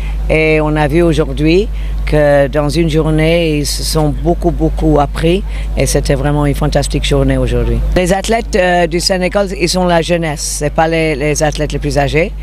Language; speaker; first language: French; non-native, learner; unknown